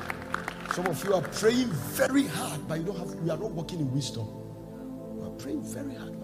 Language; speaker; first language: English; non-native, local second language; Akan